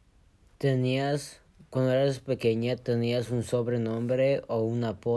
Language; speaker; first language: Spanish; early bilingual, heritage; Spanish